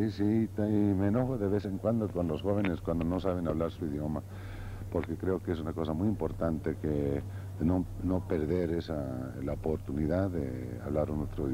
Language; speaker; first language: Spanish; early bilingual, other home language; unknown